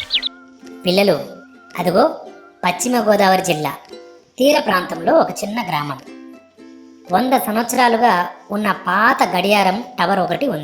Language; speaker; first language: Telugu; native; Telugu